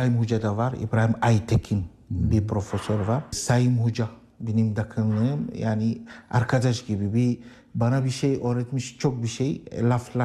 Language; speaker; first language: Turkish; non-native, learner; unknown